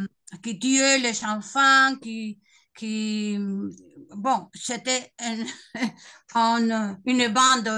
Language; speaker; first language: French; non-native, learner; Spanish